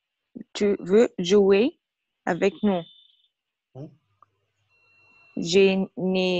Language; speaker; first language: French; non-native, learner; Arabic